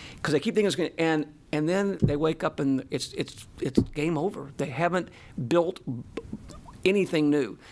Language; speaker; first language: English; native; English